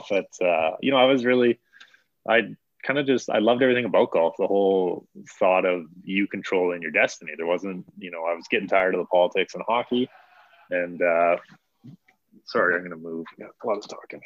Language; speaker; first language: English; native; English